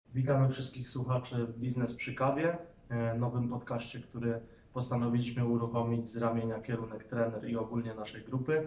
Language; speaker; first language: Polish; native; Polish